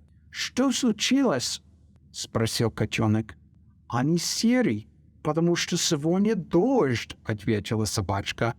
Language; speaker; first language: Russian; non-native, fluent; English